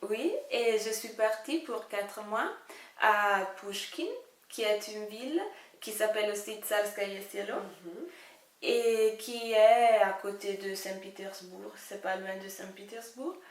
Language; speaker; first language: French; non-native, fluent; Italian